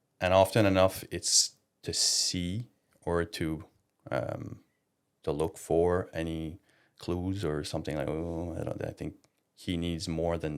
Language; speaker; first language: English; non-native, local second language; French